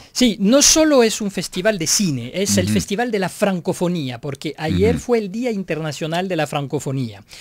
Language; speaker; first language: Spanish; non-native, fluent; French